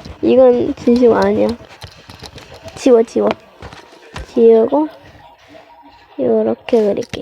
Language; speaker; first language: Korean; native; Korean